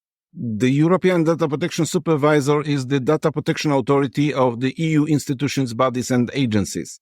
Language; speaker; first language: English; non-native, fluent; Polish